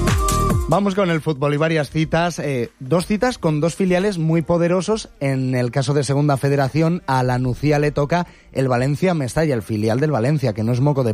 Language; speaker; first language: Spanish; native; Spanish